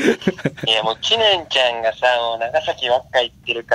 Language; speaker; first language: Japanese; native; Japanese